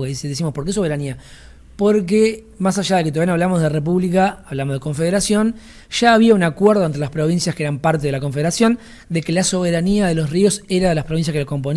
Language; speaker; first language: Spanish; native; Spanish